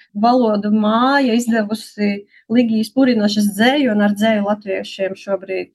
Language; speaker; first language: Latvian; native; Latvian